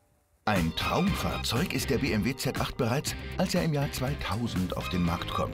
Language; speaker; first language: German; native; German